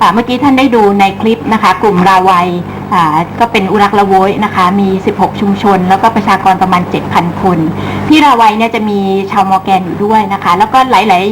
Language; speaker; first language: Thai; native; Thai